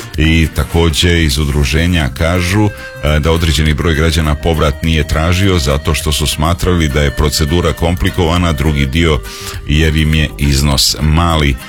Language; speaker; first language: Serbian; native; Serbian